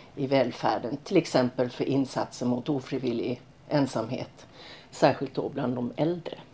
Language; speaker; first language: Swedish; native; Swedish